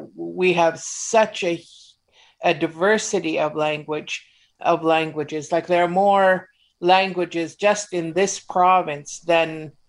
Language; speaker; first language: English; native; English